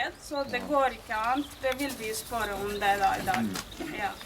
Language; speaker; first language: Norwegian; non-native, learner; Oromo